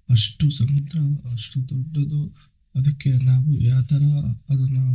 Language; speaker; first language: Kannada; non-native, local second language; Telugu